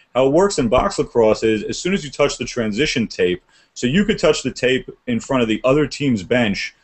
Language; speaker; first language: English; native; English